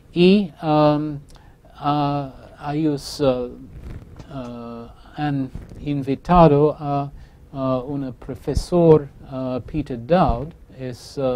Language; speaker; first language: Spanish; non-native, fluent; English